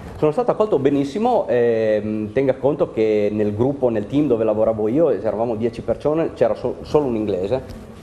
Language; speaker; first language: Italian; native; Italian